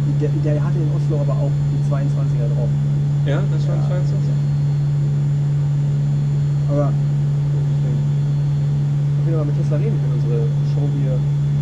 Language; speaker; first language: German; native; German